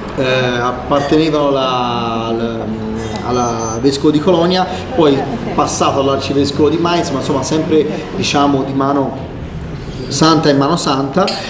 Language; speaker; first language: Italian; native; Italian